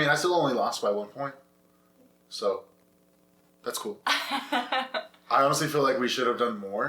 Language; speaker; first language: English; native; English